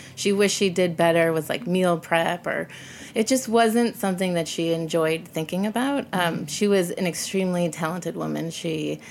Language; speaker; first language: English; native; English